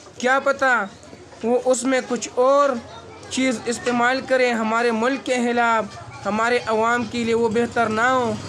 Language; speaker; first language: Urdu; non-native, local second language; Pashto